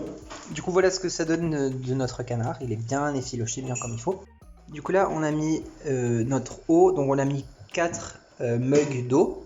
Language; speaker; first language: French; early bilingual, other home language; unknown